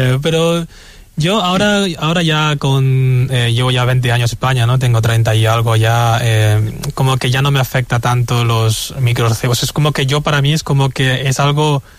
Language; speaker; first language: Spanish; early bilingual, other home language; Chinese